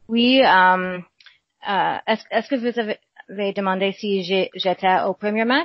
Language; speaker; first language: French; non-native, learner; English